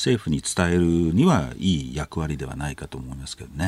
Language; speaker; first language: Japanese; native; Japanese